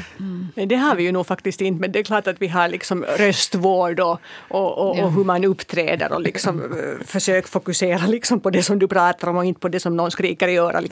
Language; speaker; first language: Swedish; native; Swedish